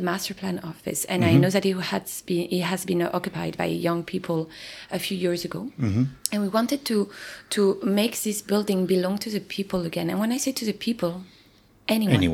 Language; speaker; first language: English; non-native, fluent; French